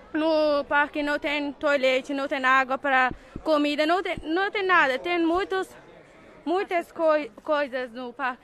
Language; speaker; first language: Portuguese; non-native, learner; Arabic